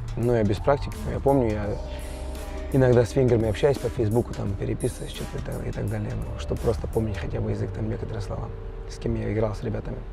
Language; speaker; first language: Russian; non-native, fluent; Georgian